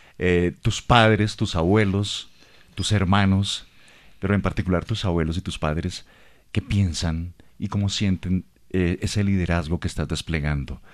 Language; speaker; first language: Spanish; native; Spanish